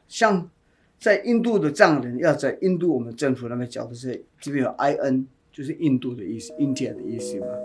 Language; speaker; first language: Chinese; non-native, fluent; Tibetan